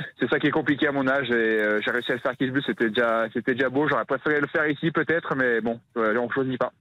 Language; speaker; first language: French; native; French